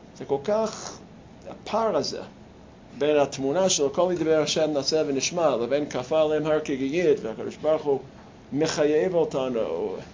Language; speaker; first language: Hebrew; non-native, fluent; English